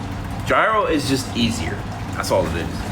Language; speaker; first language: English; native; English